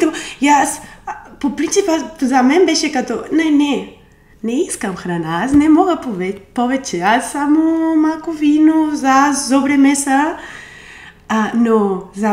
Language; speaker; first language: Bulgarian; non-native, learner; Spanish